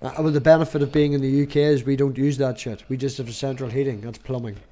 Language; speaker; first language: English; native; English